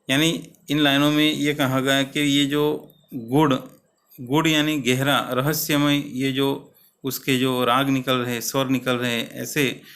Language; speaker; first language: Hindi; non-native, local second language; Gujarati